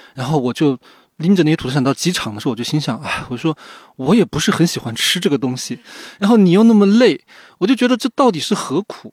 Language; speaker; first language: Chinese; native; Chinese